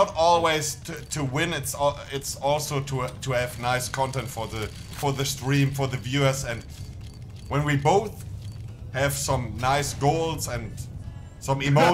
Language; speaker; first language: English; non-native, fluent; German